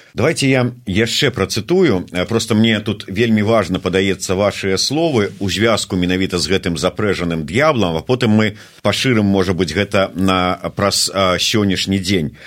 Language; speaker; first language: Belarusian; native; Belarusian